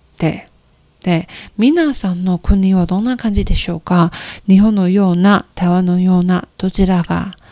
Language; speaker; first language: Japanese; non-native, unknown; Chinese